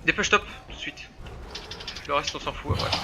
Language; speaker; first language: French; native; French